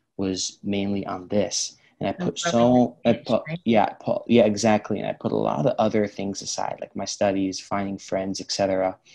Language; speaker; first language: English; early bilingual, other home language; Arabic